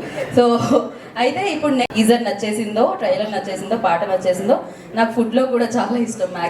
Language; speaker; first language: Telugu; native; Telugu